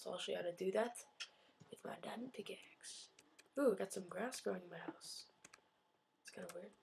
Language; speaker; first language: English; native; English